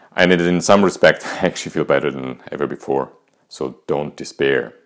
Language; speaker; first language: English; non-native, fluent; German